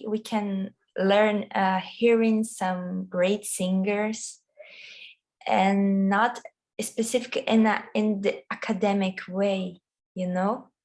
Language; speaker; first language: English; non-native, learner; Portuguese